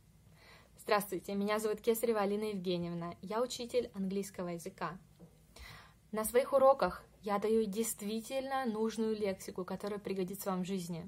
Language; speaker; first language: Russian; native; Russian